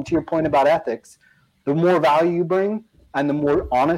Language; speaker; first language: English; native; English